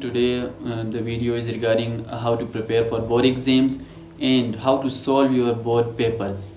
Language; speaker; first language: English; non-native, local second language; Pashto